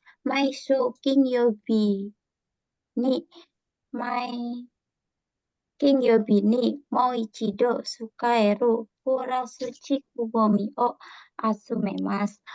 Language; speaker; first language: Japanese; non-native, learner; Indonesian